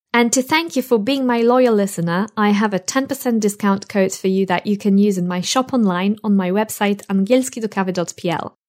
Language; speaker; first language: English; non-native, fluent; Polish